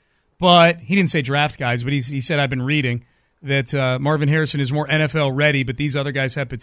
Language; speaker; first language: English; native; English